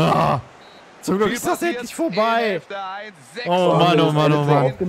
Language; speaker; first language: German; native; German